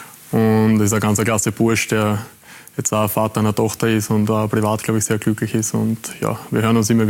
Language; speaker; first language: German; native; German